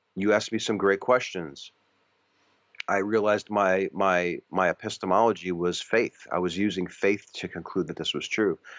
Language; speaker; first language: English; native; English